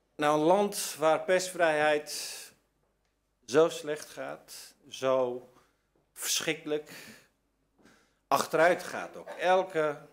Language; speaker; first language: Dutch; early bilingual, other home language; Turkish